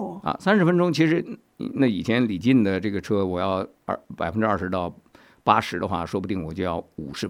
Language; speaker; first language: Chinese; native; Chinese